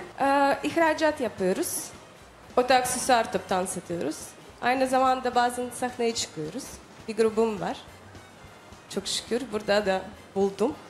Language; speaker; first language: Turkish; non-native, learner; Russian